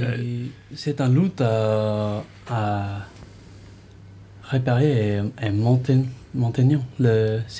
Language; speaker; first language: French; non-native, learner; English